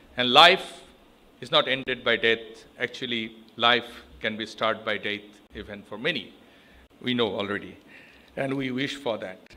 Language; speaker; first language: English; non-native, local second language; Bangla